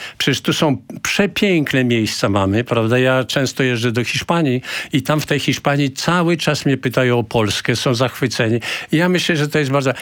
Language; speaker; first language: Polish; native; Polish